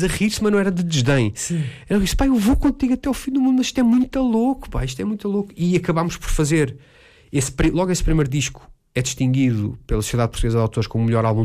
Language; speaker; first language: Portuguese; native; Portuguese